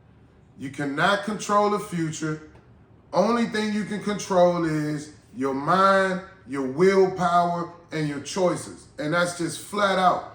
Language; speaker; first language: English; native; English